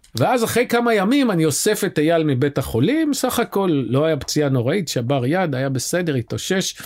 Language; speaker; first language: Hebrew; native; Hebrew